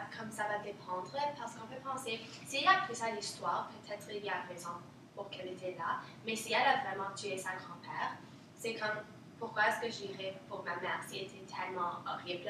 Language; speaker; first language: French; non-native, local second language; English